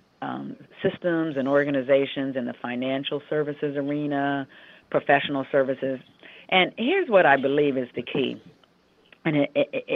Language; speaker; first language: English; native; English